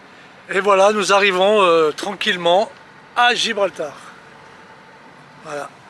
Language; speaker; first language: French; native; French